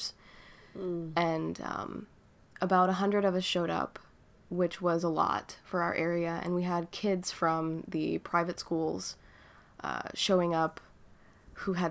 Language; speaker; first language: English; native; English